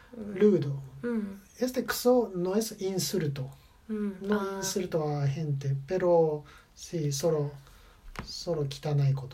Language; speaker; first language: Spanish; non-native, learner; Japanese